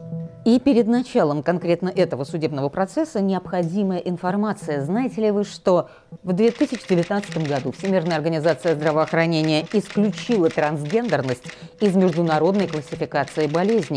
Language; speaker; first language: Russian; native; Russian